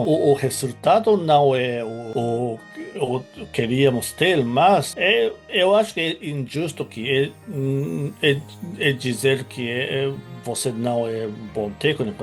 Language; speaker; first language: Portuguese; non-native, fluent; Japanese